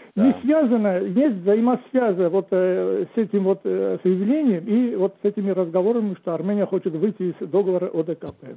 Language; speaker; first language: Russian; non-native, local second language; Armenian